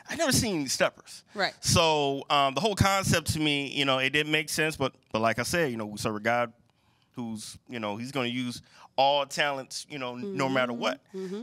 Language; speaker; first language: English; native; English